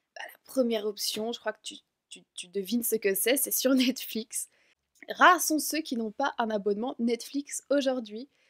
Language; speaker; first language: French; native; French